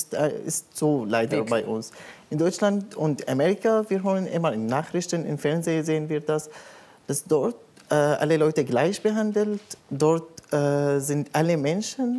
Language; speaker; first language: German; non-native, learner; Arabic